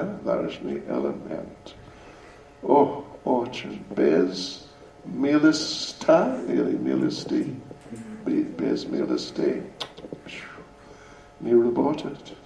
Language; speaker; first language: Russian; non-native, learner; English